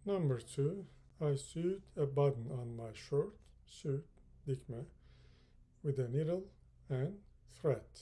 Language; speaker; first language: English; non-native, fluent; Turkish